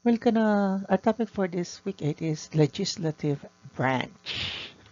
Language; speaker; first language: English; non-native, local second language; Filipino